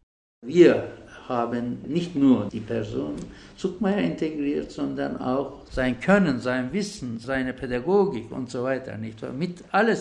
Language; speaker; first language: German; non-native, fluent; Turkish